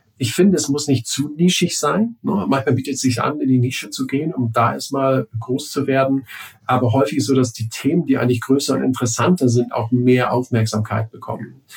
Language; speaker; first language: German; native; German